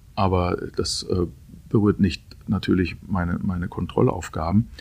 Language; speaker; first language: German; native; German